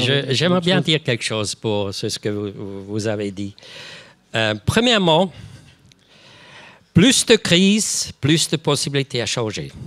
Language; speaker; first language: French; non-native, local second language; German